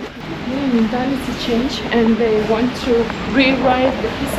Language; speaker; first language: English; non-native, learner; Russian